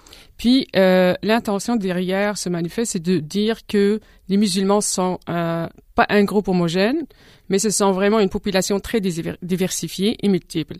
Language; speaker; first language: French; non-native, local second language; Arabic